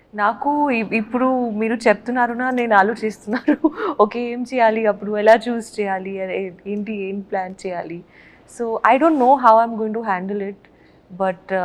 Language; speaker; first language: Telugu; non-native, learner; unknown